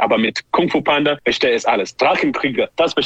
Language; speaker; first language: German; non-native, learner; English